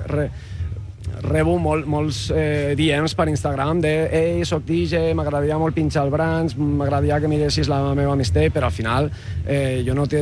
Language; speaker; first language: Catalan; non-native, local second language; Spanish